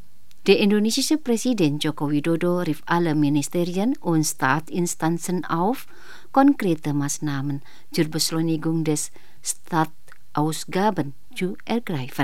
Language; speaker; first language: German; non-native, fluent; Indonesian